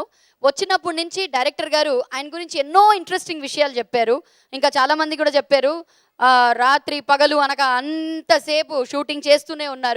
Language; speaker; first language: Telugu; native; Telugu